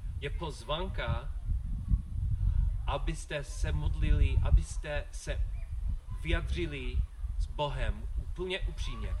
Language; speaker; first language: Czech; non-native, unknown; English